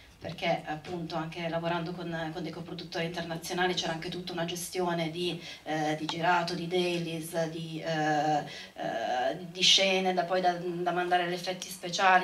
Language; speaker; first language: Italian; native; Italian